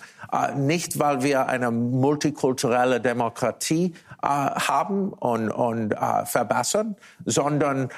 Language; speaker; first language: German; non-native, fluent; English